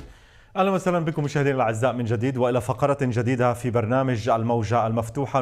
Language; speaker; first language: Arabic; native; Arabic